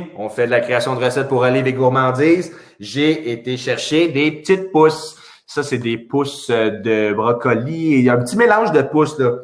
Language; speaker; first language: French; native; French